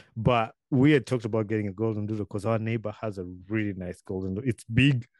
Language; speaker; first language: English; non-native, local second language; Ganda